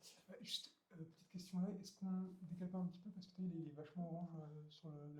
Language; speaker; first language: French; native; French